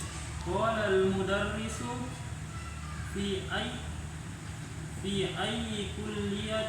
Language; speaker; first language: Arabic; non-native, learner; Indonesian